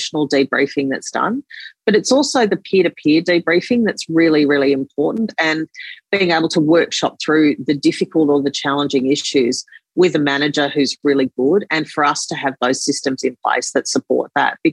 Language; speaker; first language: English; native; English